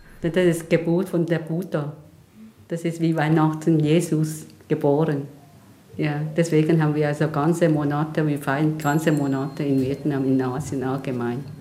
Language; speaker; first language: German; non-native, learner; Vietnamese